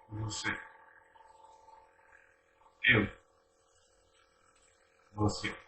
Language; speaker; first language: Portuguese; non-native, learner; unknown